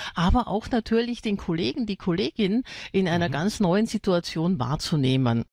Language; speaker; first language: German; native; German